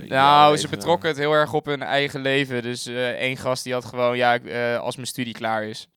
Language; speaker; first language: Dutch; native; Dutch